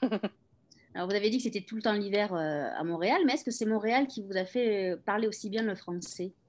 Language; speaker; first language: French; native; French